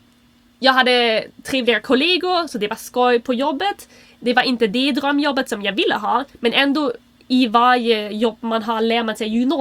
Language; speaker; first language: Swedish; non-native, fluent; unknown